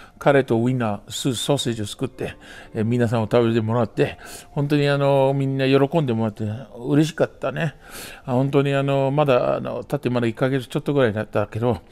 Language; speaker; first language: Japanese; non-native, fluent; English